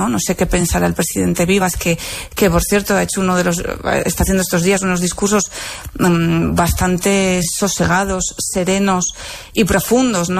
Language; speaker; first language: Spanish; native; Spanish